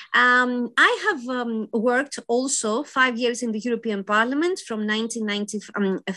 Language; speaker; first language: English; non-native, fluent; Greek